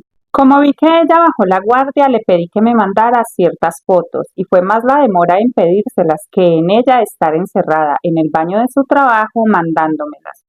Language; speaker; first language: Spanish; native; Spanish